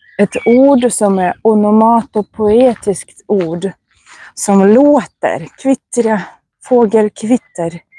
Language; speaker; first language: Swedish; non-native, fluent; Russian